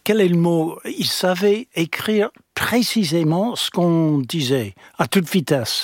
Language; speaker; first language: French; non-native, fluent; English